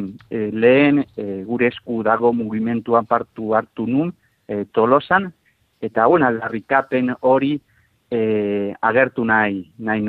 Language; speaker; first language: Basque; non-native, fluent; Spanish